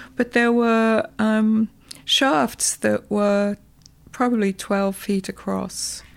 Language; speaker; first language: English; native; English